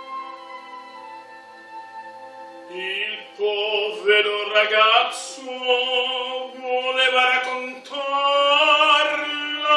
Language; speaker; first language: Italian; non-native, fluent; Spanish